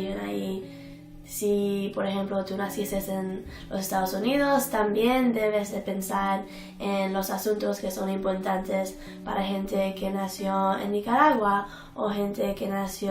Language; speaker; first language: Spanish; early bilingual, heritage; Spanish